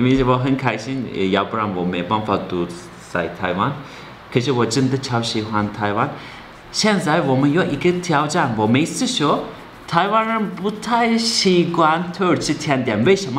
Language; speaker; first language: Chinese; non-native, learner; Turkish